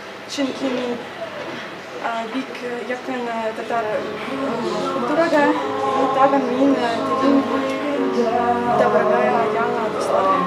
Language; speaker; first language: Tatar; non-native, local second language; Russian